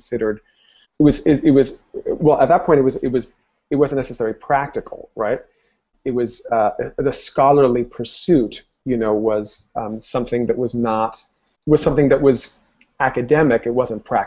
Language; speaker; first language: English; early bilingual, other home language; Spanish